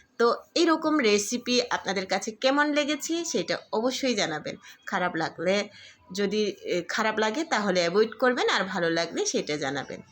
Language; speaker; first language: Bangla; non-native, local second language; Garo